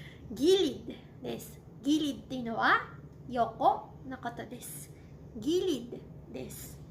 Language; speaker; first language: Japanese; non-native, fluent; Cebuano